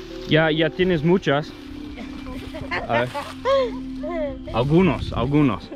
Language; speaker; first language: Spanish; non-native, fluent; English